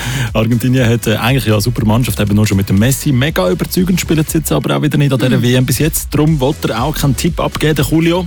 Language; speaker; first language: German; native; German